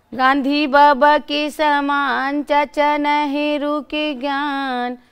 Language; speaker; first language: Hindi; native; Hindi